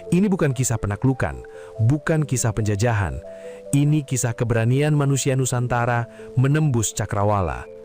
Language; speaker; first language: Indonesian; native; Indonesian